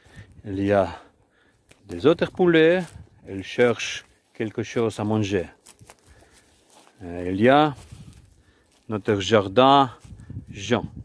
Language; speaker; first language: French; non-native, learner; Ukrainian